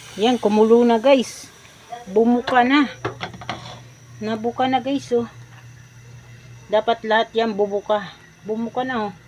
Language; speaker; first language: Filipino; non-native, local second language; Bikol